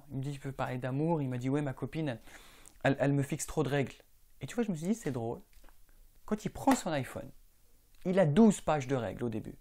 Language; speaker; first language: French; non-native, local second language; Arabic